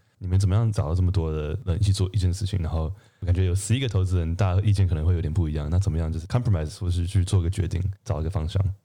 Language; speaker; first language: Chinese; native; Chinese